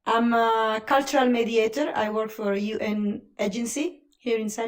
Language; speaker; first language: English; non-native, fluent; Italian